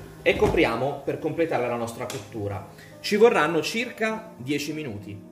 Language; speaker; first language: Italian; native; Italian